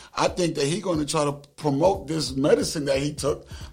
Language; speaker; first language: English; native; English